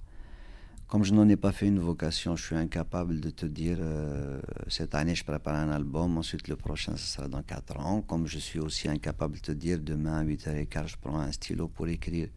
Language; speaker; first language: French; non-native, local second language; Kabyle